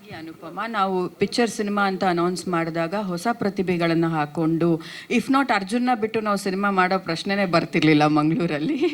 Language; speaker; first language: Kannada; non-native, local second language; Tulu